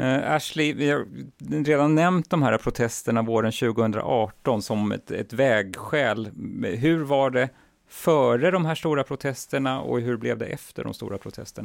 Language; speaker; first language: Swedish; native; Swedish